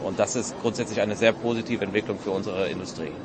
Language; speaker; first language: German; native; German